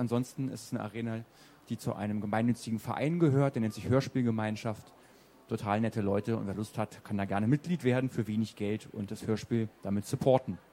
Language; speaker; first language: German; native; German